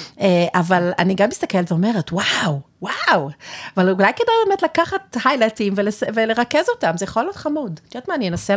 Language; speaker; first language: Hebrew; native; Hebrew